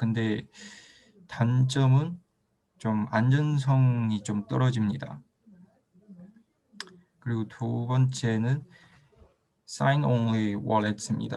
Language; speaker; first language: Korean; non-native, fluent; Chinese